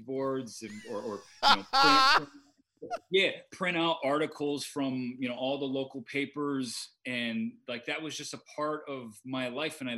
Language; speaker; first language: English; native; English